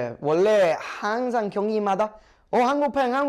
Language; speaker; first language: Korean; non-native, learner; English